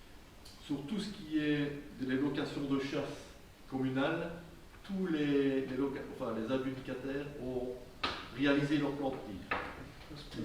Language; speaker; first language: French; native; French